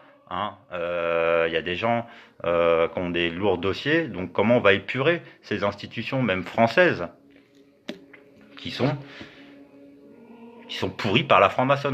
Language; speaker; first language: French; native; French